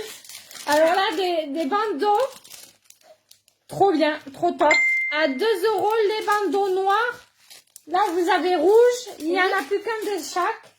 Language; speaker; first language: French; native; French